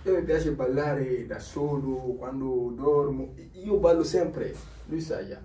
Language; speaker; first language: Italian; non-native, learner; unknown